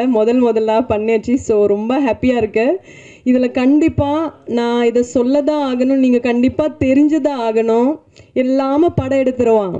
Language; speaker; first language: Tamil; non-native, fluent; Punjabi